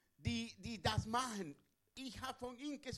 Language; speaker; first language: German; non-native, learner; Spanish